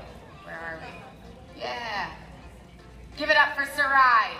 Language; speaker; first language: English; native; English